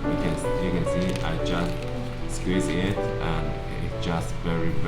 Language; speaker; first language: English; non-native, learner; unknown